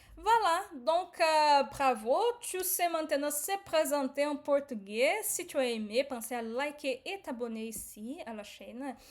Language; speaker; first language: French; non-native, fluent; Portuguese